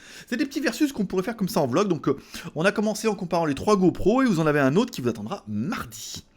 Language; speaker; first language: French; native; French